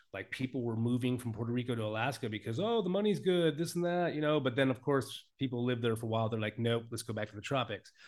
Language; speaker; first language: English; native; English